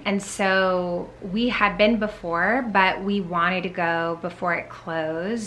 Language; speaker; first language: English; native; English